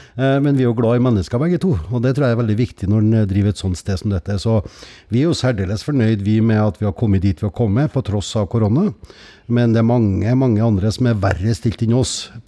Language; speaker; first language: Norwegian; native; Norwegian